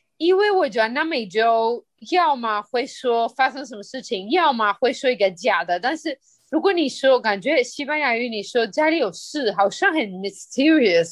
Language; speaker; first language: Chinese; non-native, fluent; Spanish